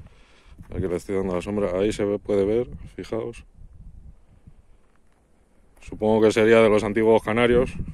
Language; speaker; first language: Spanish; native; Spanish